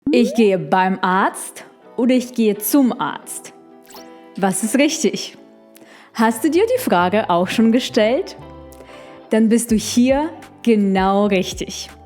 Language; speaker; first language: German; non-native, fluent; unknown